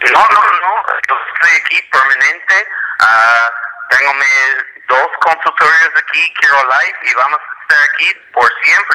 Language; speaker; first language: Spanish; non-native, fluent; English